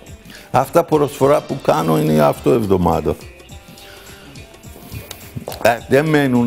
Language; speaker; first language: Greek; non-native, learner; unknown